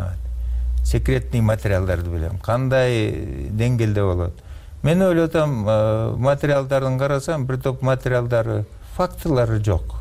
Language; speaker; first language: Kyrgyz; native; Kyrgyz